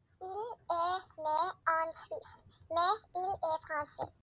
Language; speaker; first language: French; non-native, learner; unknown